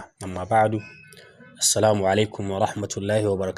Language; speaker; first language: Arabic; non-native, fluent; Hausa